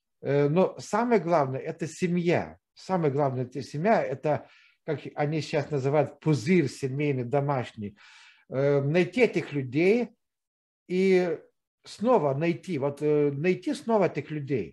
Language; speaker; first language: Russian; non-native, fluent; Lithuanian